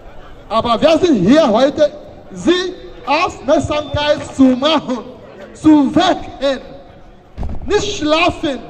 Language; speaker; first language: German; non-native, fluent; Igbo